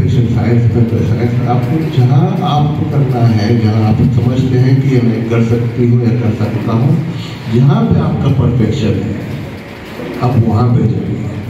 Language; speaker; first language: Hindi; non-native, local second language; Urdu